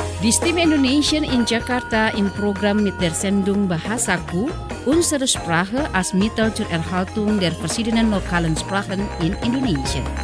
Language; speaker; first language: German; non-native, fluent; Indonesian